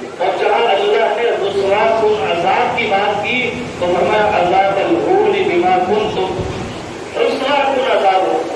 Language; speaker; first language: Urdu; native; Urdu